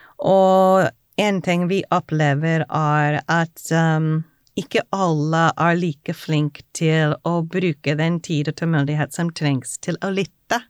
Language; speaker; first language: Norwegian; non-native, fluent; English